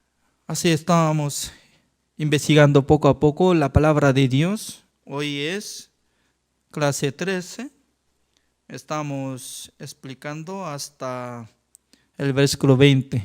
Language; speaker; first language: Spanish; non-native, fluent; Korean